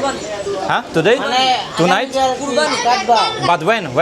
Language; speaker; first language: English; non-native, learner; Slovak